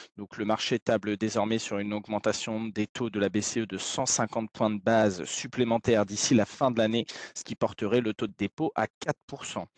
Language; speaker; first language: French; native; French